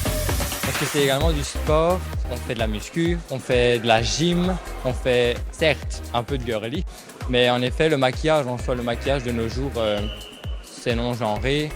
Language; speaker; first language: French; native; French